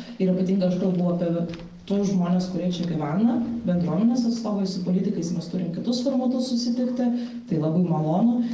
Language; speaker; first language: Lithuanian; non-native, local second language; Polish